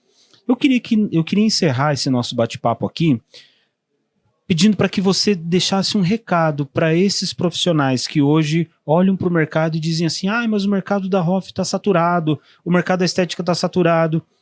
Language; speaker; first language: Portuguese; native; Portuguese